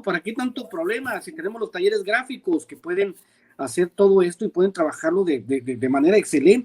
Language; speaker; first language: Spanish; native; Spanish